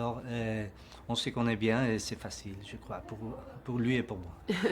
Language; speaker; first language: French; non-native, learner; Spanish